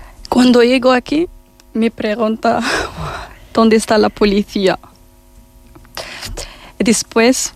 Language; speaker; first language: Spanish; non-native, learner; Arabic